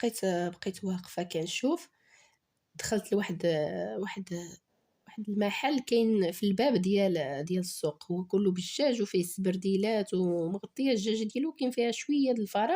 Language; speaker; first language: Arabic; native; Arabic